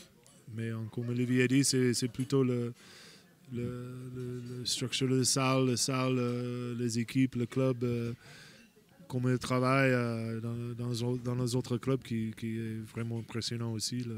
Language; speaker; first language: French; non-native, fluent; English